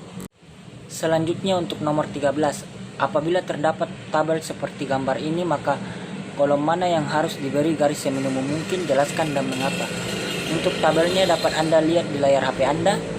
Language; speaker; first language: Indonesian; native; Indonesian